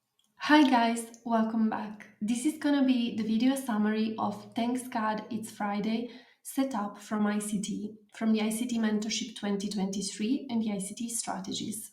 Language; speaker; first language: English; non-native, fluent; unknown